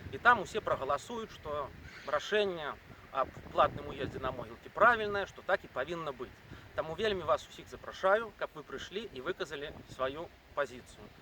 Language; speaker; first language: Belarusian; non-native, local second language; Russian